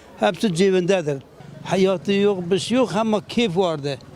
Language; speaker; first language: Turkish; non-native, local second language; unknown